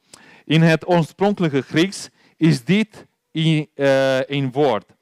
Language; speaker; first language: Dutch; non-native, learner; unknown